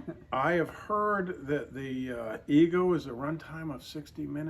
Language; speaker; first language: English; native; English